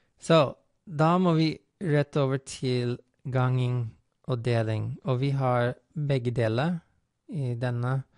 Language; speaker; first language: Norwegian; non-native, fluent; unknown